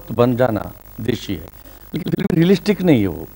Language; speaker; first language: Hindi; non-native, local second language; Kannada